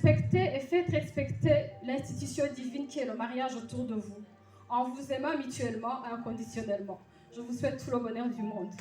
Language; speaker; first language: French; native; French